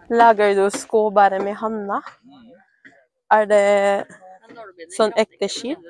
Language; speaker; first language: Norwegian; non-native, learner; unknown